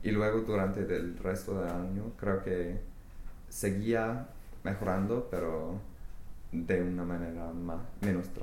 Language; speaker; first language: Spanish; non-native, fluent; English